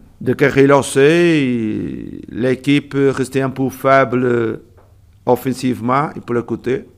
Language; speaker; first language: French; non-native, learner; Portuguese